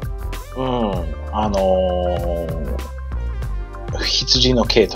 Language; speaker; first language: Japanese; non-native, fluent; English